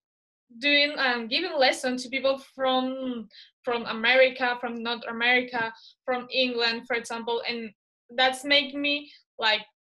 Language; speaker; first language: English; non-native, fluent; Spanish